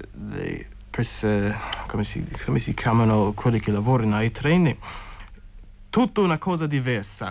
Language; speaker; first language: Italian; non-native, fluent; English